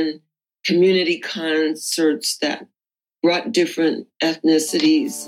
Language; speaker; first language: English; native; English